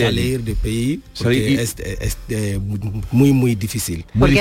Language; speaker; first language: Spanish; non-native, learner; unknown